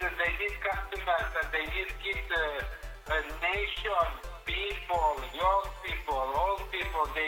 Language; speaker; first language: English; non-native, learner; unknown